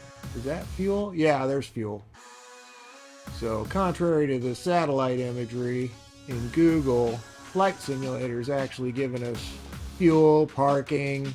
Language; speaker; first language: English; native; English